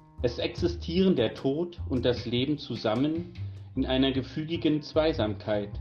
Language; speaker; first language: German; native; German